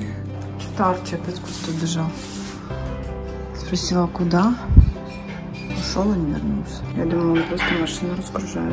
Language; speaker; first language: Russian; native; Russian